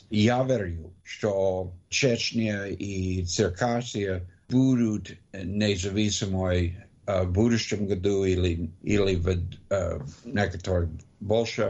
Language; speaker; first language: Russian; non-native, learner; English